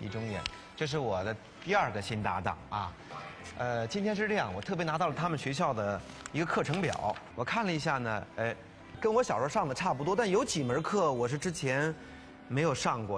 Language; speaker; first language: Chinese; native; Chinese